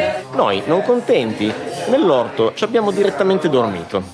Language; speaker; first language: Italian; native; Italian